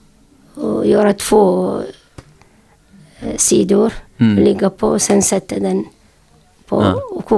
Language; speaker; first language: Swedish; non-native, learner; Syriac